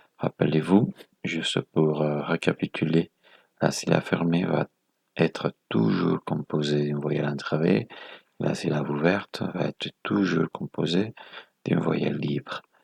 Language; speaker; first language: French; non-native, fluent; Spanish